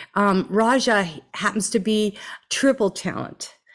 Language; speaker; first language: English; native; English